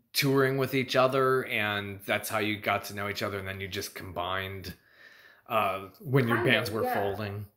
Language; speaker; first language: English; native; English